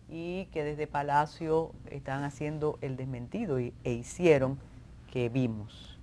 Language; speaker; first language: Spanish; native; Spanish